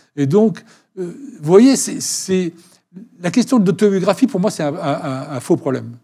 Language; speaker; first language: French; native; French